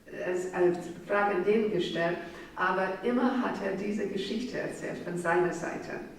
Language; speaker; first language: German; non-native, fluent; English